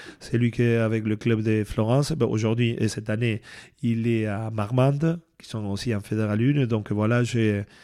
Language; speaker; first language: French; non-native, fluent; Spanish